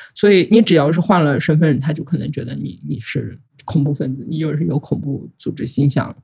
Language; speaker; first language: Chinese; non-native, local second language; Uyghur